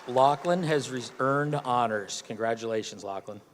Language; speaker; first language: English; native; English